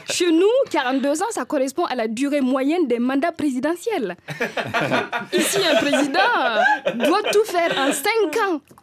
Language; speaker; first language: French; non-native, local second language; Mossi